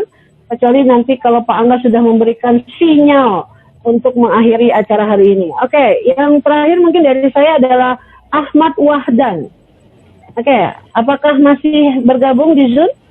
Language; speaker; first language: Indonesian; native; Indonesian